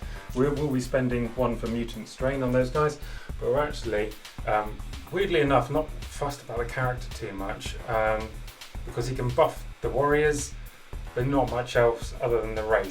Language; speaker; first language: English; native; English